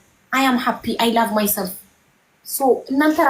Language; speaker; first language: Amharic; native; Amharic